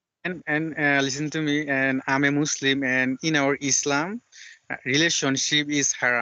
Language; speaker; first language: English; non-native, fluent; Bangla